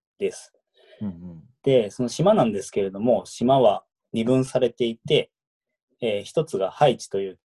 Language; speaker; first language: Japanese; native; Japanese